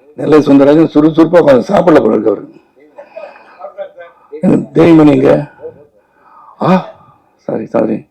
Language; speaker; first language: Tamil; native; Tamil